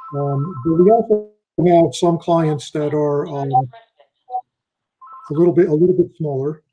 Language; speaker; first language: English; native; English